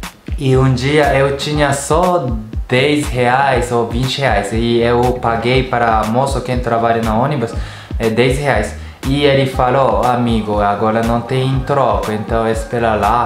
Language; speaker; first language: Portuguese; non-native, learner; Japanese